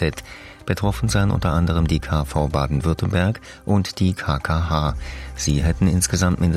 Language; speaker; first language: German; native; German